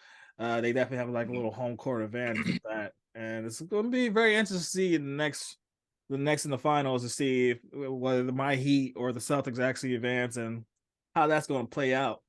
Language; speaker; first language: English; native; English